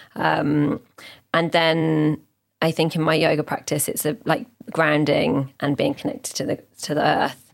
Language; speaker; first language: English; native; English